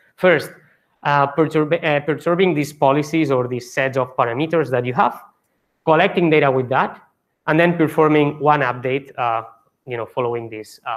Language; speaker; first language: English; non-native, fluent; Catalan